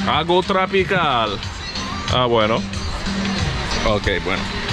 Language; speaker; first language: Spanish; non-native, learner; English